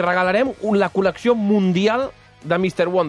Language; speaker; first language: Catalan; native; Catalan